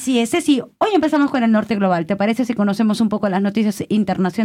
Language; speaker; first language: Spanish; native; Spanish